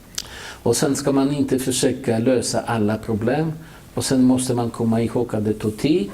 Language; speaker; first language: Swedish; non-native, fluent; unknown